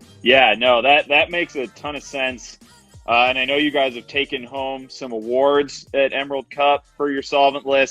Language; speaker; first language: English; native; English